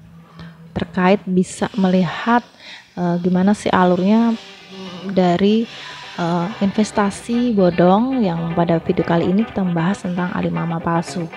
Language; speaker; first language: Indonesian; native; Indonesian